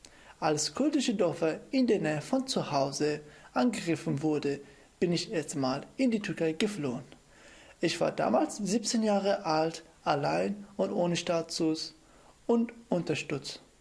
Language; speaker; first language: German; non-native, fluent; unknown